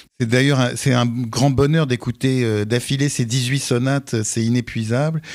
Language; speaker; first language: French; native; French